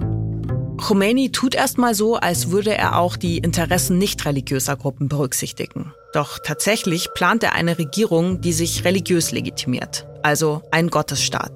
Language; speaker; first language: German; native; German